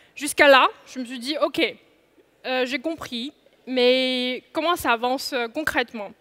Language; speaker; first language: French; non-native, fluent; Chinese